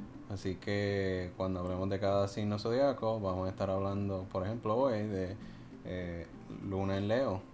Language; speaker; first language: Spanish; native; Spanish